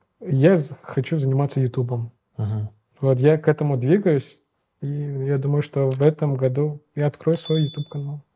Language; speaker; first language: Russian; non-native, local second language; Uzbek